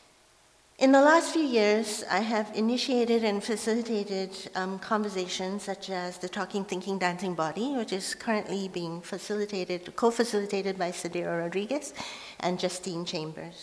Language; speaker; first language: English; non-native, local second language; Min Nan Chinese